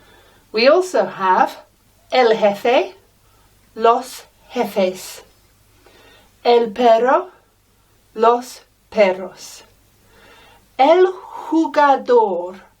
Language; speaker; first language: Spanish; non-native, fluent; English